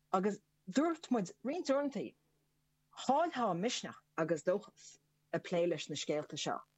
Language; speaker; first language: Irish; native; Irish